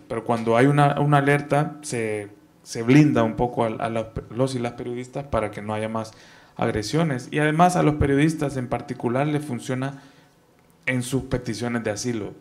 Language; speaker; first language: Spanish; native; Spanish